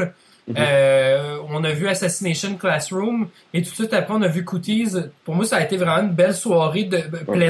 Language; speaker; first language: French; native; French